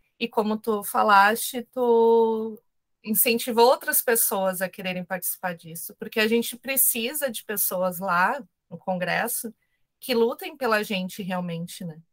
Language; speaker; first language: Portuguese; native; Portuguese